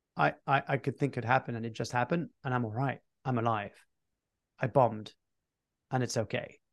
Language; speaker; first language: English; early bilingual, other home language; French